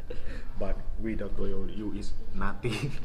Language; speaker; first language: English; non-native, learner; Malay